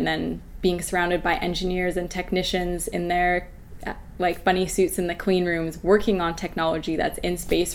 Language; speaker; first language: English; native; English